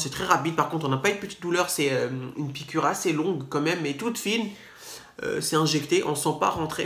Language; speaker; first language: French; native; French